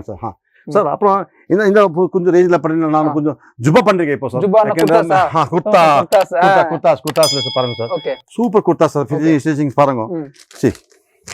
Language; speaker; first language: Tamil; non-native, local second language; Kannada